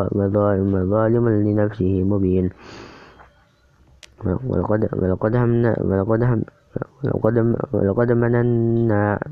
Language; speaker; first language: Arabic; non-native, learner; Indonesian